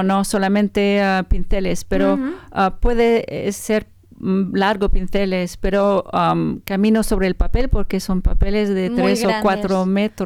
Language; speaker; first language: Spanish; non-native, learner; French